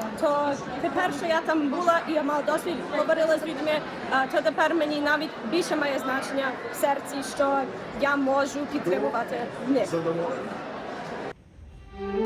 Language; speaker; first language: Ukrainian; early bilingual, heritage; Ukrainian